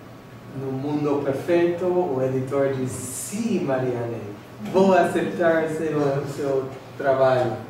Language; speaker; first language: Spanish; non-native, fluent; English